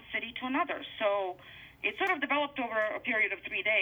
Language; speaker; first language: English; non-native, fluent; Bosnian